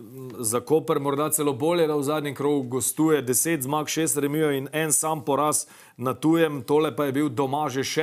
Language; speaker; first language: Slovenian; native; Slovenian